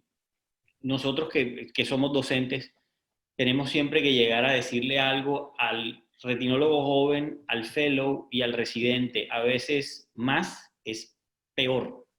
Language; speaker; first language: Spanish; native; Spanish